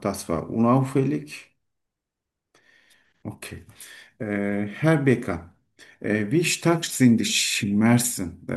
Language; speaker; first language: German; non-native, learner; Turkish